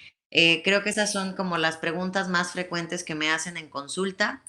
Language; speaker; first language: Spanish; native; Spanish